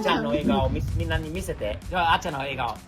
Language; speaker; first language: Japanese; non-native, fluent; English